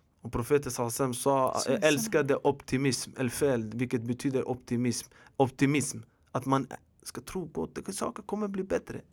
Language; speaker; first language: Swedish; early bilingual, other home language; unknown